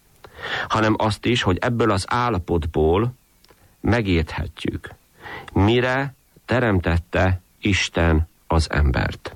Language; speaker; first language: Hungarian; native; Hungarian